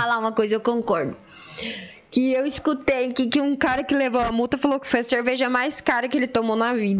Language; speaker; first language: Portuguese; native; Portuguese